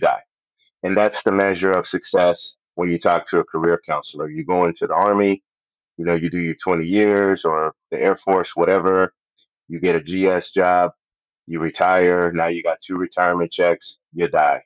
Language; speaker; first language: English; non-native, fluent; Spanish